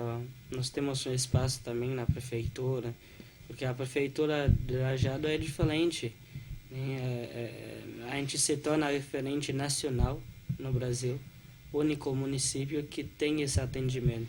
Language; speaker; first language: Portuguese; non-native, fluent; Haitian Creole